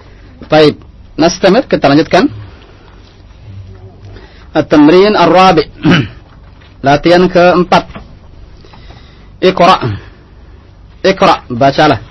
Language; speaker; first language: Arabic; non-native, fluent; Indonesian